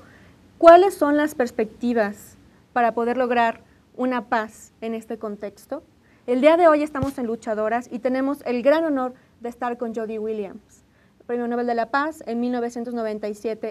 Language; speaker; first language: Spanish; native; Spanish